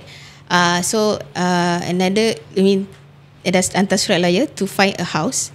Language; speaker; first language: English; non-native, local second language; Malay